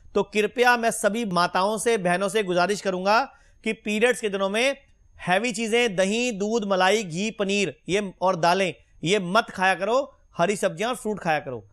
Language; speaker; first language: Hindi; native; Hindi